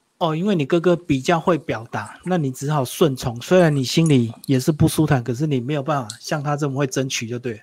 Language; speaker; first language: Chinese; native; Chinese